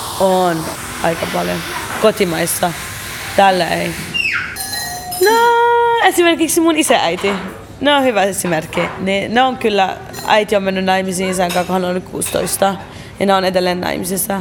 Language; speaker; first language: Finnish; early bilingual, other home language; Arabic